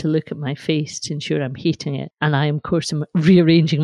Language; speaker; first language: English; native; English